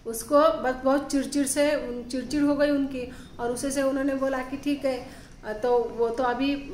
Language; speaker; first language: Hindi; non-native, local second language; Marathi